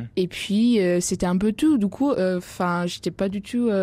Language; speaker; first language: French; non-native, fluent; English